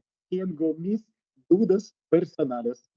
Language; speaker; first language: Spanish; non-native, learner; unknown